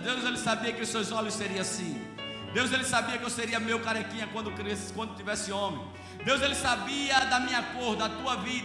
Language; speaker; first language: Portuguese; native; Portuguese